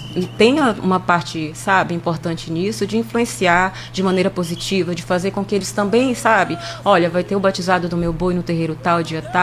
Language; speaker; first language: Portuguese; native; Portuguese